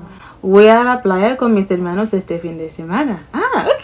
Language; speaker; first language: Spanish; non-native, learner; English